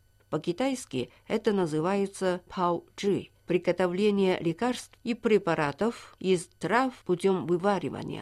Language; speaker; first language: Russian; non-native, fluent; Chinese